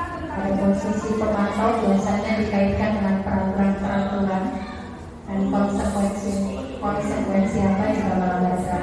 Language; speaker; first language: Indonesian; native; Indonesian